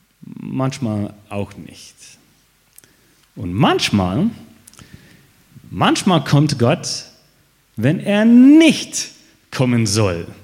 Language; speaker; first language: German; non-native, fluent; English